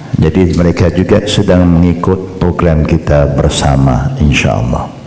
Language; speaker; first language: Malay; non-native, local second language; Chinese